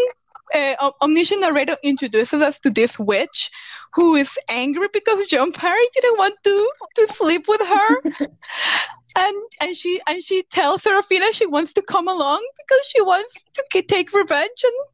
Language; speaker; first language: English; non-native, fluent; Spanish